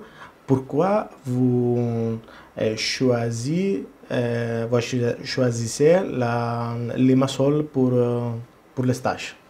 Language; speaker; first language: French; non-native, learner; Greek